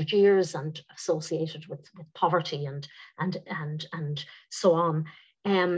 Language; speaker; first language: English; non-native, local second language; Irish